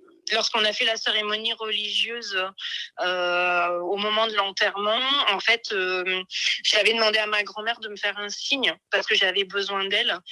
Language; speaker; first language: French; native; French